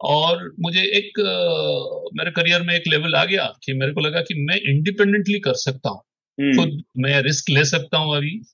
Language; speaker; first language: Hindi; non-native, local second language; Odia